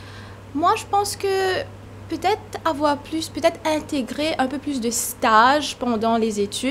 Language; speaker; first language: French; non-native, local second language; Morisyen